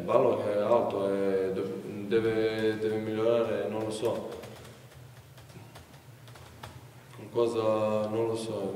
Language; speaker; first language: Italian; non-native, learner; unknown